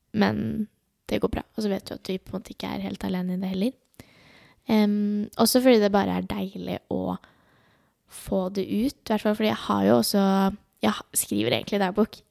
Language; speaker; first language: Norwegian; early bilingual, other home language; Urdu